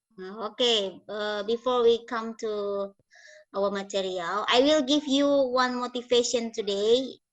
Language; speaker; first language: English; non-native, learner; Indonesian